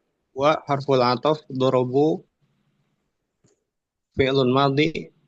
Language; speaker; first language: Arabic; non-native, learner; Indonesian